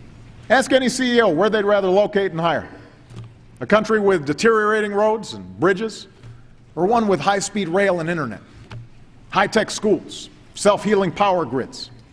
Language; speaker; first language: English; native; English